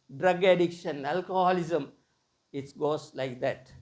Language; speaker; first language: English; non-native, local second language; Tamil